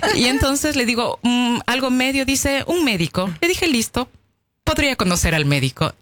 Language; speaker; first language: Spanish; native; Spanish